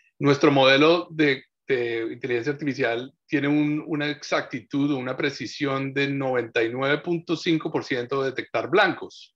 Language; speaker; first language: Spanish; native; Spanish